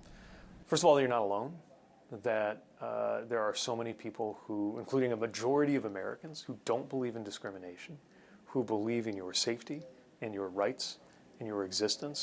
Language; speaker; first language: English; native; English